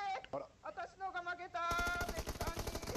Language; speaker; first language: Japanese; native; Japanese